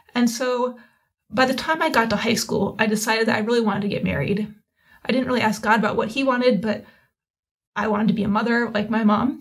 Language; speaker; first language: English; native; English